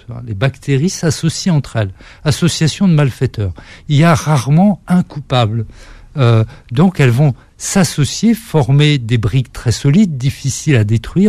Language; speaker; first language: French; native; French